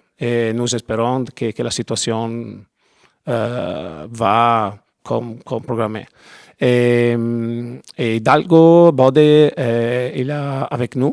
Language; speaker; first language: French; non-native, learner; Italian